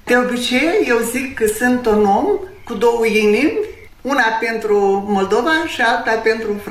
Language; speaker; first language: Romanian; native; Romanian